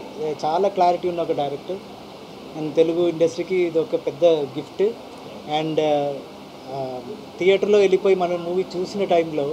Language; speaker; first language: Telugu; non-native, fluent; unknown